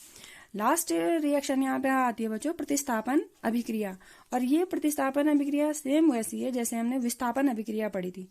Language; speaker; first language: Hindi; native; Hindi